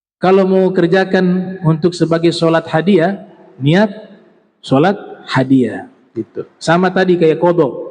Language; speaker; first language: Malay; native; Malay